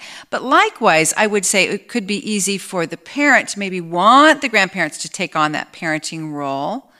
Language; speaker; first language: English; native; English